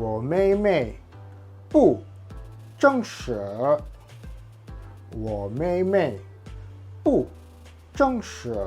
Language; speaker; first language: Chinese; non-native, learner; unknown